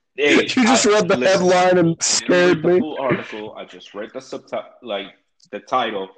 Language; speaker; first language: English; early bilingual, other home language; Spanish